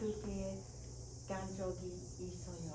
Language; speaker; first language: Korean; non-native, learner; English